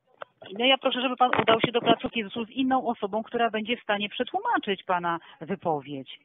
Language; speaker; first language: Polish; native; Polish